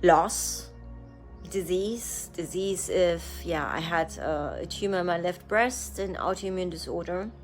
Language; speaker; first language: English; non-native, fluent; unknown